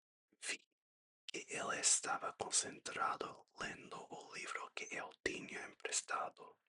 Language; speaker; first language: Portuguese; non-native, learner; English